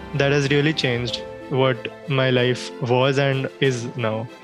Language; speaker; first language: English; non-native, local second language; Hindi